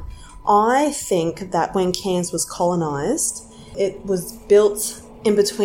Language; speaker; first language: English; native; English